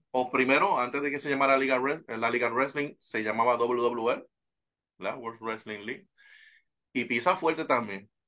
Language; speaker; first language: Spanish; native; Spanish